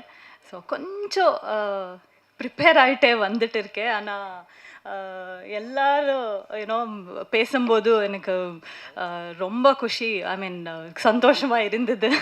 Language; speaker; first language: Tamil; non-native, learner; Kannada